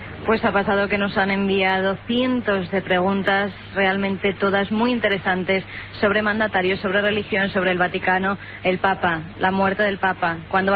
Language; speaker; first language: Spanish; native; Spanish